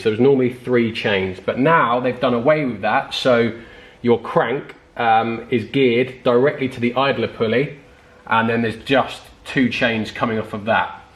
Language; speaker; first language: English; native; English